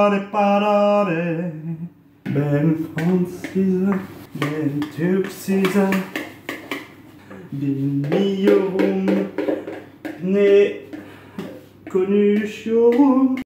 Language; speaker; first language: Turkish; non-native, learner; French